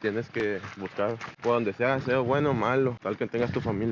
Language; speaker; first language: Spanish; native; Spanish